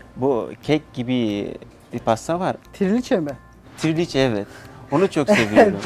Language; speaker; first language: Turkish; non-native, fluent; Persian